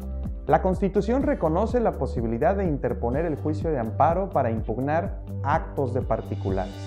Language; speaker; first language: Spanish; native; Spanish